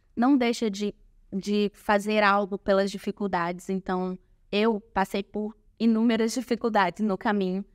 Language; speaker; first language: Portuguese; native; Portuguese